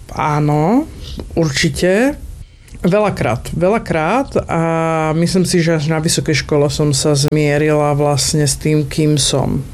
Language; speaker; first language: Slovak; native; Slovak